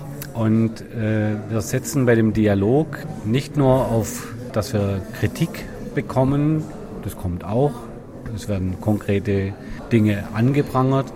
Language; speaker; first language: German; native; German